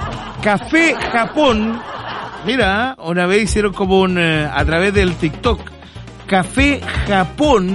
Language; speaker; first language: Spanish; native; Spanish